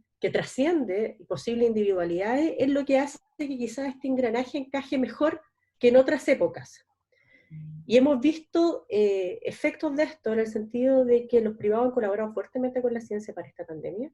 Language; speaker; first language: Spanish; native; Spanish